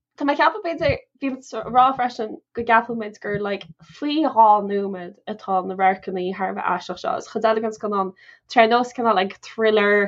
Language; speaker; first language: Irish; non-native, local second language; English